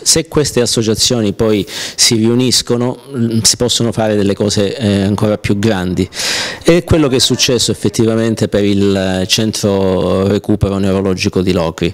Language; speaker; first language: Italian; native; Italian